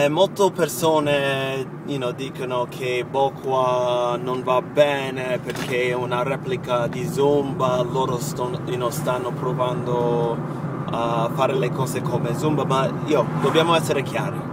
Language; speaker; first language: Italian; non-native, fluent; English